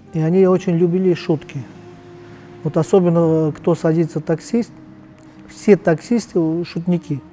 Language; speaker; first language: Russian; non-native, local second language; Armenian